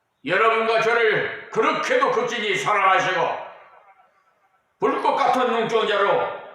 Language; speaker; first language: Korean; native; Korean